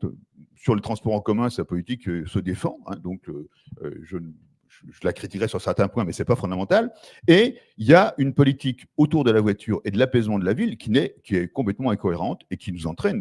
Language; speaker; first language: French; native; French